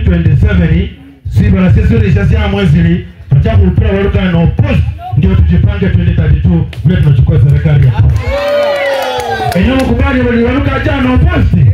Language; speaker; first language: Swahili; non-native, local second language; Luyia